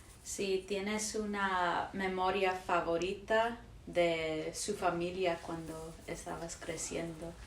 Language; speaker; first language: Spanish; early bilingual, heritage; English